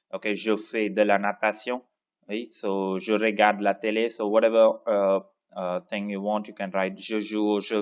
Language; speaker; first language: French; non-native, fluent; Tamil